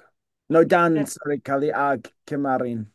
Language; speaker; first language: Indonesian; non-native, learner; English